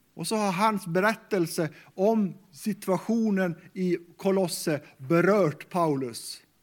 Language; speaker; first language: Swedish; non-native, local second language; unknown